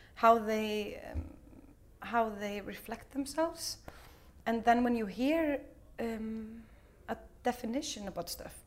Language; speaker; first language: English; non-native, fluent; Icelandic